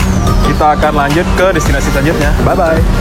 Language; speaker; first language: Indonesian; native; Indonesian